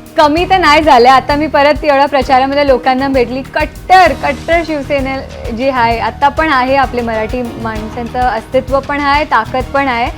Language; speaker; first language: Marathi; native; Marathi